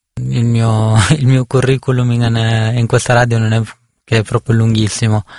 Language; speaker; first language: Italian; early bilingual, other home language; Punjabi